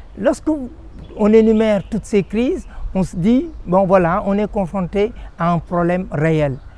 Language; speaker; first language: French; non-native, local second language; Wolof